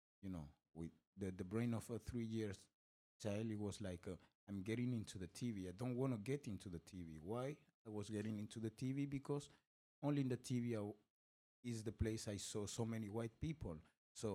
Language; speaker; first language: English; non-native, fluent; Spanish